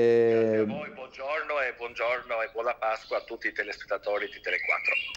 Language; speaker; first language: Italian; native; Italian